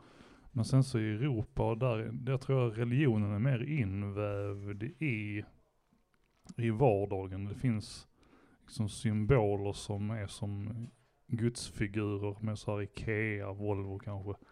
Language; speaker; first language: Swedish; native; Swedish